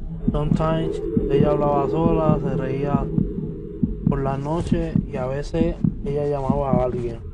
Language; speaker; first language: Spanish; native; Spanish